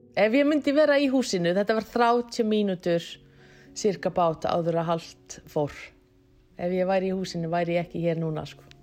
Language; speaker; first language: Icelandic; non-native, fluent; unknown